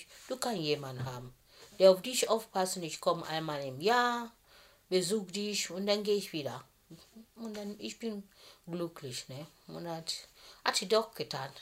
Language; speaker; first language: German; non-native, fluent; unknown